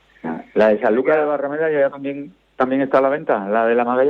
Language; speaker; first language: Spanish; native; Spanish